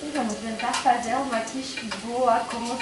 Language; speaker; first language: Portuguese; non-native, fluent; French